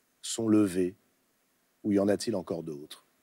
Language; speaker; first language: French; native; French